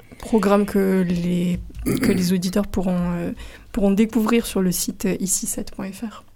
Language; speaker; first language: French; native; French